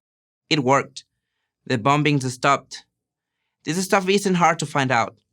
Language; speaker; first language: English; non-native, fluent; Spanish